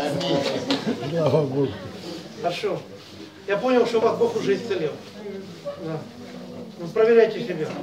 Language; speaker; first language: Russian; native; Russian